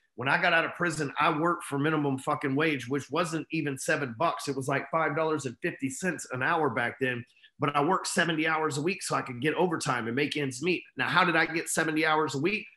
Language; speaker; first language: English; native; English